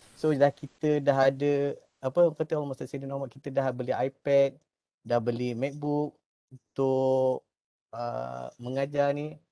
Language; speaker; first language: Malay; native; Malay